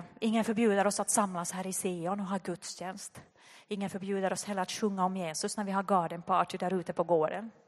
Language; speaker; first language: Swedish; native; Swedish